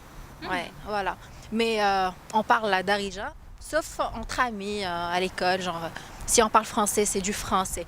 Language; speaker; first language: French; non-native, local second language; Arabic